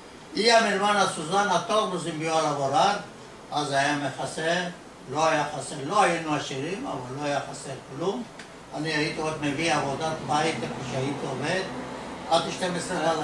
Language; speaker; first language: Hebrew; non-native, fluent; Ladino